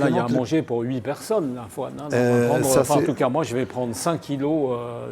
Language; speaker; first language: French; native; French